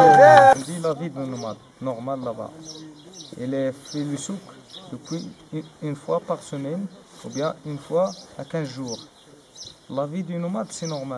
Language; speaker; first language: French; non-native, learner; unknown